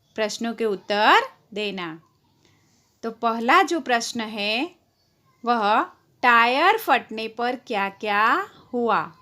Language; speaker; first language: Hindi; non-native, local second language; Gujarati